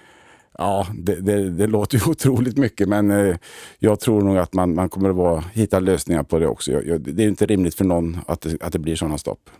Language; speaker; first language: Swedish; native; Swedish